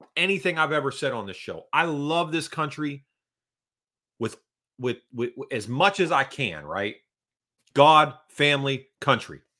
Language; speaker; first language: English; early bilingual, other home language; Hungarian